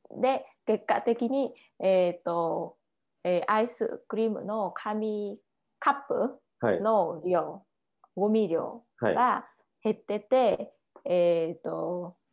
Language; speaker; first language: Japanese; non-native, learner; Vietnamese